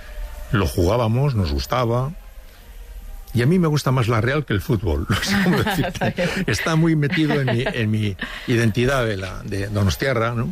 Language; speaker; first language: Spanish; native; Spanish